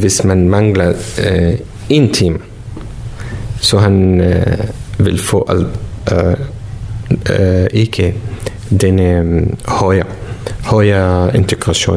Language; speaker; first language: Danish; non-native, learner; Arabic